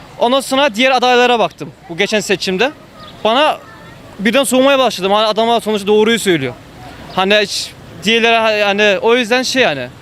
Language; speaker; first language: Turkish; early bilingual, heritage; Turkish